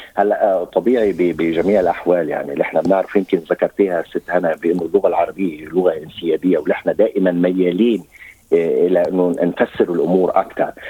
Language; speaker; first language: Arabic; native; Arabic